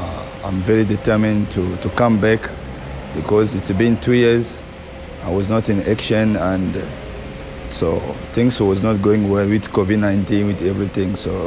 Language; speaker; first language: English; non-native, fluent; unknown